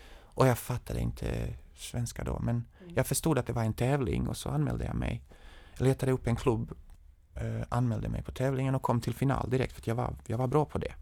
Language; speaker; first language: Swedish; non-native, fluent; Serbian